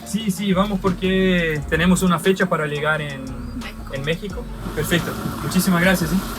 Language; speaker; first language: Spanish; non-native, learner; Portuguese